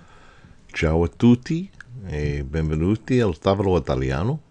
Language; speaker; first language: Italian; non-native, fluent; English